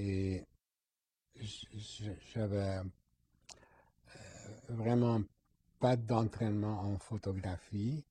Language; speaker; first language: French; non-native, fluent; Hungarian